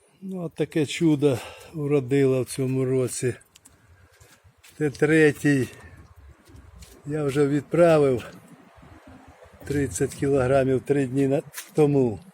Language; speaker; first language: Ukrainian; native; Ukrainian